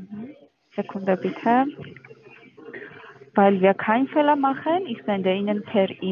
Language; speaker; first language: German; non-native, learner; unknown